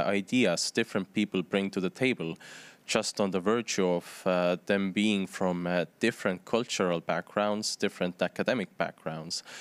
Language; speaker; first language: English; non-native, fluent; Estonian